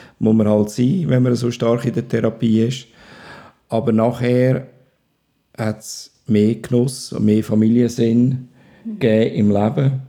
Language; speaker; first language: German; native; German